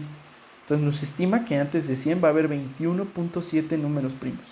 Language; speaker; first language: Spanish; native; Spanish